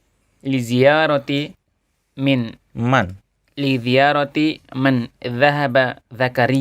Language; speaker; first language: Arabic; non-native, learner; Indonesian